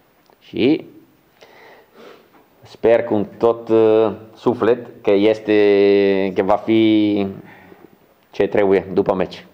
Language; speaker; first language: Romanian; non-native, learner; Italian